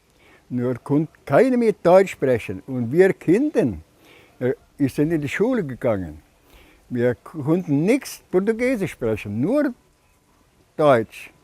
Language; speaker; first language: German; early bilingual, heritage; German